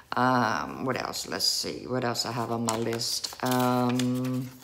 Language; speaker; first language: English; native; English